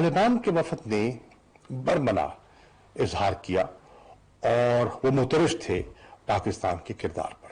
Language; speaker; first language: Urdu; native; Urdu